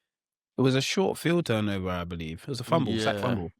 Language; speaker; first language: English; native; English